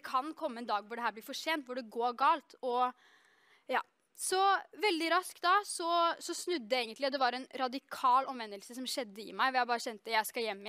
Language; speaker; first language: Norwegian; native; Norwegian